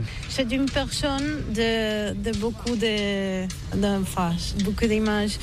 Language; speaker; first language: French; non-native, fluent; Catalan